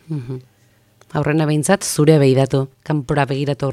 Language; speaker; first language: Basque; native; Basque